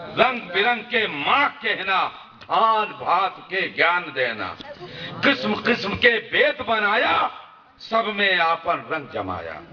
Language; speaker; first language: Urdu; native; Urdu